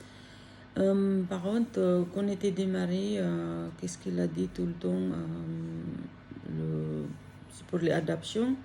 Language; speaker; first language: French; non-native, learner; Filipino